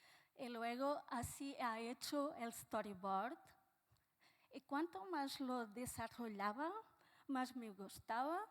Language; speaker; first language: Spanish; non-native, fluent; Portuguese